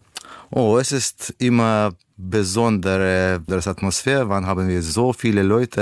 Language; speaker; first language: German; non-native, learner; Russian